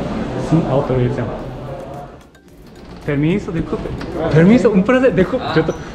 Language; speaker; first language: Spanish; non-native, learner; Japanese